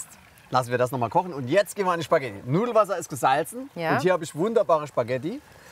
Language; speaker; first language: German; native; German